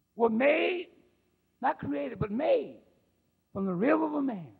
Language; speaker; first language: English; native; English